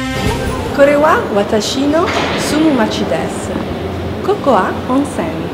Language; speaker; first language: Japanese; non-native, learner; Italian